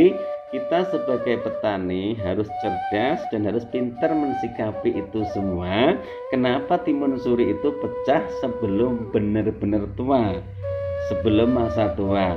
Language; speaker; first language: Indonesian; native; Indonesian